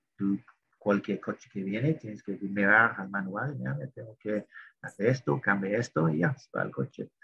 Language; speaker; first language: Spanish; non-native, fluent; English